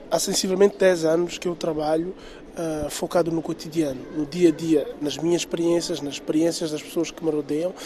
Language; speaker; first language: Portuguese; non-native, local second language; Tsonga